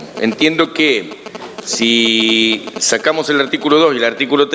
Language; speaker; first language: Spanish; native; Spanish